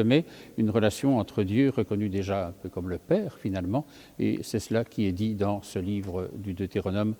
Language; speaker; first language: French; native; French